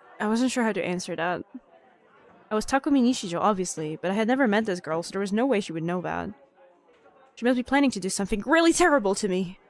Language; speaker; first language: English; non-native, fluent; Polish